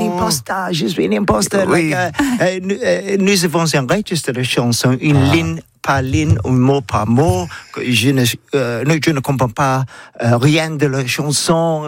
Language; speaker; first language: French; non-native, learner; English